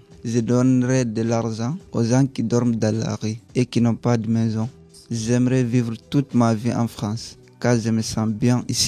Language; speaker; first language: French; non-native, learner; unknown